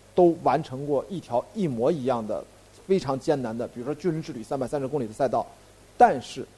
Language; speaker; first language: Chinese; native; Chinese